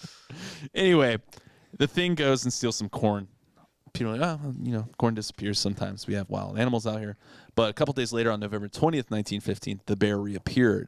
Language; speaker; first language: English; native; English